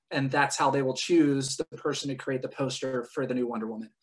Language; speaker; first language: English; native; English